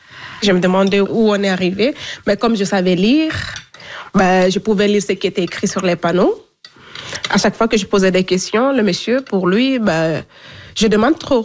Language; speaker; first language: French; non-native, local second language; Fula